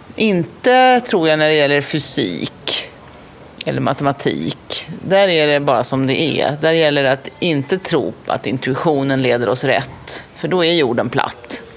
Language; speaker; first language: Swedish; native; Swedish